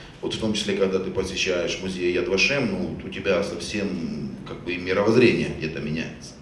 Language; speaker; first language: Russian; native; Russian